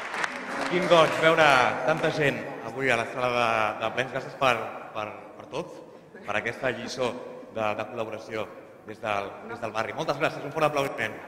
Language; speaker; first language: Catalan; native; Catalan